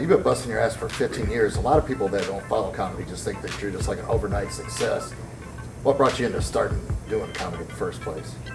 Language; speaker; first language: English; native; English